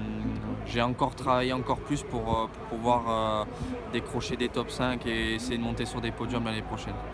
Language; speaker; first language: French; native; French